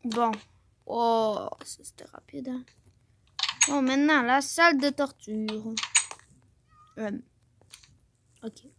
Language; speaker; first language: French; native; French